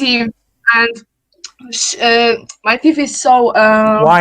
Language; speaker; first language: English; non-native, learner; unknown